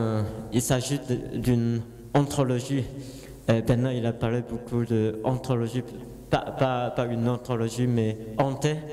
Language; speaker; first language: French; non-native, learner; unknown